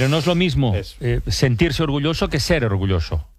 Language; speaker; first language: Spanish; native; Spanish